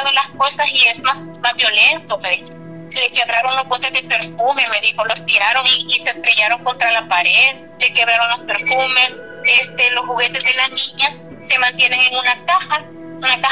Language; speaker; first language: Spanish; native; Spanish